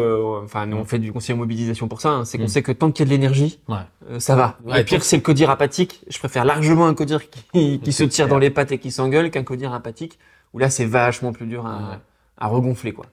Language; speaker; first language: French; native; French